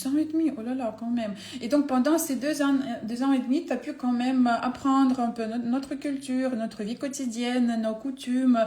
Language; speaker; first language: French; non-native, fluent; Ukrainian